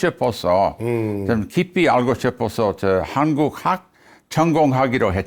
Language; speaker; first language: Korean; non-native, fluent; English